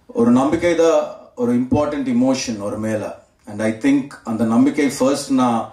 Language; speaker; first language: Tamil; non-native, learner; Telugu